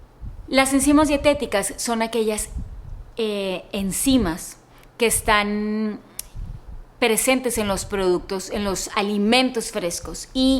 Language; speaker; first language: Spanish; native; Spanish